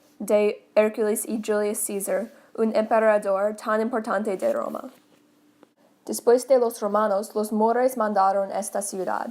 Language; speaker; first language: Spanish; non-native, learner; English